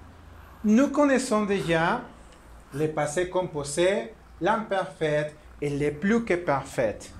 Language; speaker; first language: French; non-native, learner; Spanish